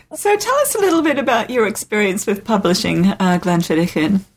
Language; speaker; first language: English; native; English